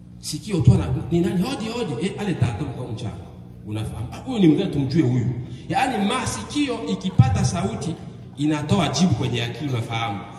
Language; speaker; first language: Swahili; non-native, local second language; Bembe